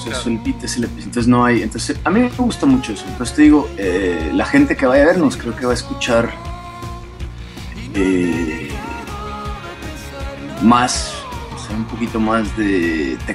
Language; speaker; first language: Spanish; early bilingual, other home language; English